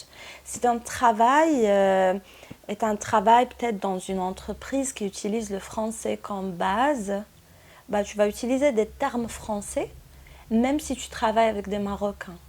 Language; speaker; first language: French; non-native, local second language; Arabic